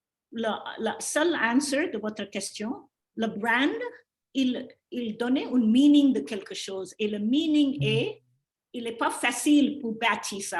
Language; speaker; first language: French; non-native, learner; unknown